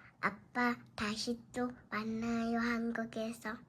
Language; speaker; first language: Korean; early bilingual, heritage; Korean